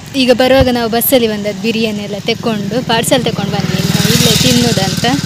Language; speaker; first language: Kannada; non-native, local second language; Tulu